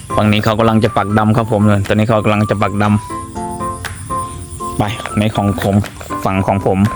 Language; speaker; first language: Thai; non-native, local second language; Northeastern Thai